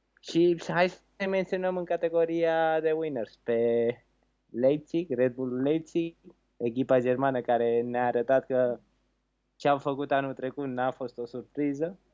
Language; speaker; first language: Romanian; early bilingual, heritage; Romanian